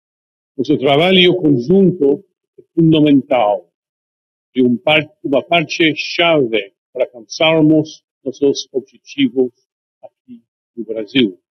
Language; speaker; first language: Portuguese; non-native, fluent; English